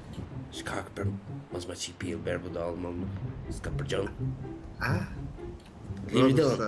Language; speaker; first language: Albanian; early bilingual, heritage; Albanian